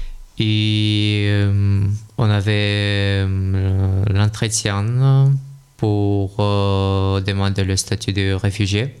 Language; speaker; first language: French; non-native, learner; Russian